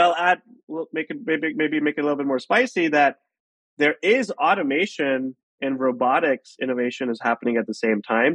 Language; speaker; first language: English; non-native, local second language; Hindi